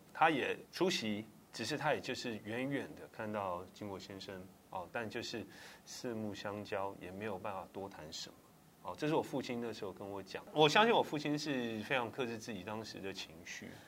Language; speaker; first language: Chinese; native; Chinese